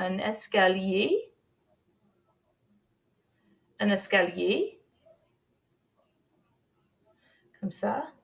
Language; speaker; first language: French; non-native, fluent; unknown